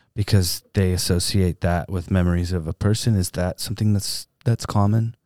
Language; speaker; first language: English; native; English